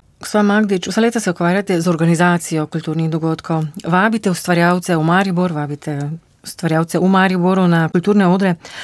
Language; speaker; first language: Slovenian; native; Slovenian